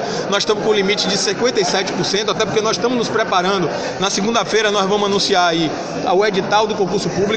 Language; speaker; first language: Portuguese; native; Portuguese